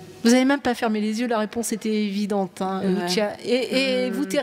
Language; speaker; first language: French; native; French